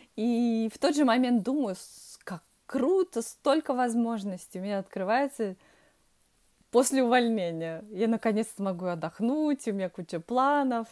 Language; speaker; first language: Russian; early bilingual, heritage; Russian